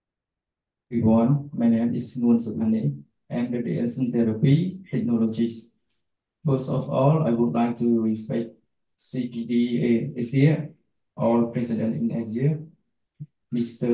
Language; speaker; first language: English; non-native, learner; Khmer